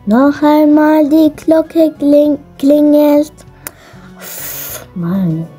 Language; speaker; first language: German; non-native, learner; Arabic